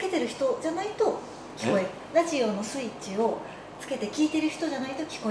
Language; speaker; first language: Japanese; native; Japanese